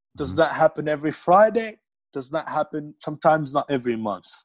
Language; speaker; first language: English; non-native, fluent; Arabic